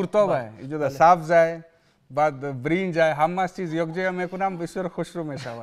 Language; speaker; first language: Persian; non-native, learner; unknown